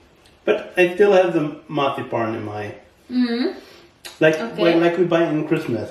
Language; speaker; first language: English; non-native, learner; German